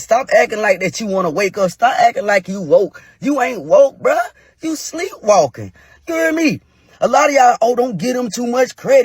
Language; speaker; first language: English; native; English